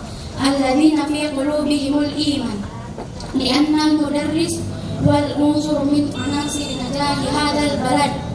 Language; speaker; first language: Arabic; non-native, learner; Indonesian